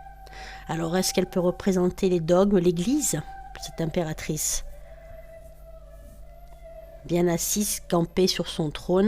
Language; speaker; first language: French; native; French